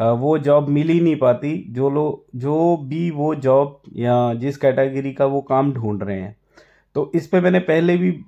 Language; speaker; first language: Hindi; non-native, local second language; Punjabi